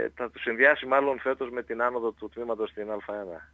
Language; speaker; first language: Greek; native; Greek